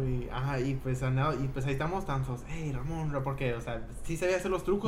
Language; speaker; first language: Spanish; native; Spanish